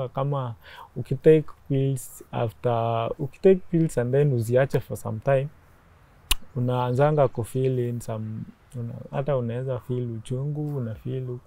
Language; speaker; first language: English; non-native, local second language; Meru